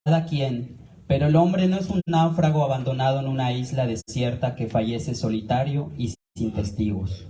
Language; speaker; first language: Spanish; native; Spanish